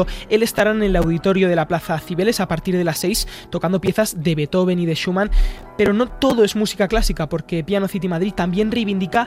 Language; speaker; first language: Spanish; native; Spanish